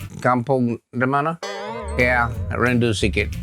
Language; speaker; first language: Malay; non-native, learner; English